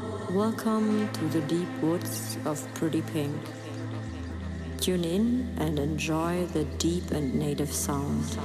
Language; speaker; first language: English; non-native, fluent; German